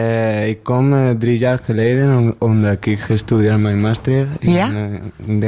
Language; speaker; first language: Dutch; non-native, learner; Spanish